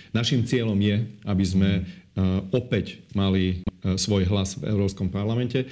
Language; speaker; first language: Slovak; non-native, local second language; Hungarian